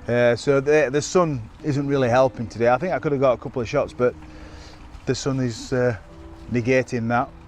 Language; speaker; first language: English; native; English